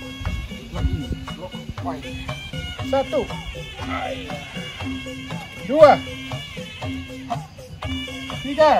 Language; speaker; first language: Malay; non-native, learner; Dutch